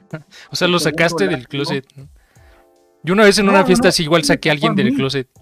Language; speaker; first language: Spanish; native; Spanish